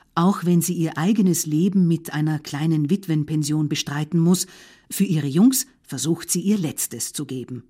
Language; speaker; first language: German; native; German